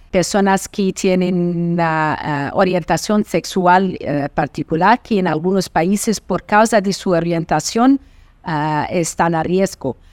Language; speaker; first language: Spanish; non-native, fluent; Portuguese